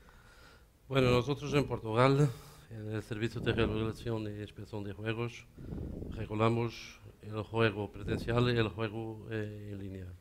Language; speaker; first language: Spanish; non-native, learner; Portuguese